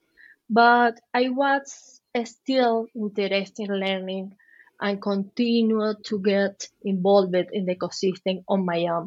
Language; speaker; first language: English; non-native, learner; Spanish